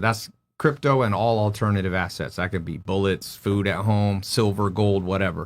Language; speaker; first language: English; native; English